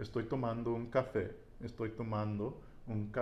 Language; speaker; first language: Spanish; non-native, learner; English